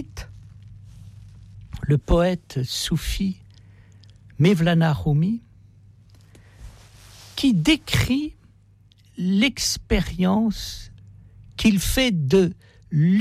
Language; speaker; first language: French; native; French